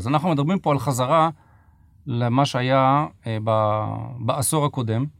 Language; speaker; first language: Hebrew; native; Hebrew